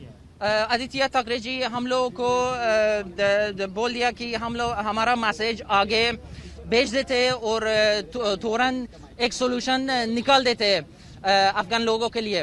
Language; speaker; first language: Hindi; non-native, fluent; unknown